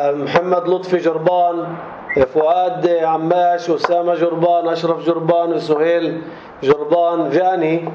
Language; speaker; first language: Hebrew; non-native, local second language; Arabic